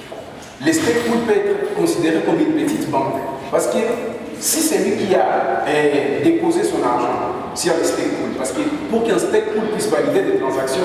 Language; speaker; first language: French; non-native, local second language; Swahili